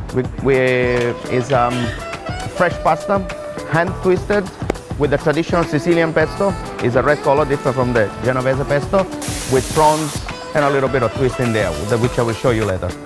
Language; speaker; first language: English; non-native, fluent; Italian